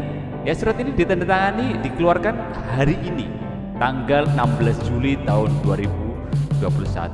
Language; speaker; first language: Indonesian; native; Indonesian